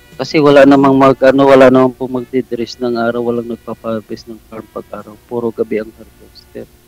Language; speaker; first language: Filipino; non-native, local second language; Cebuano